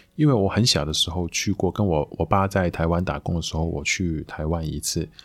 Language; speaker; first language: Chinese; non-native, local second language; Cantonese